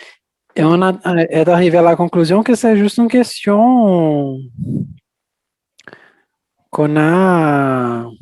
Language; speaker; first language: French; non-native, fluent; Portuguese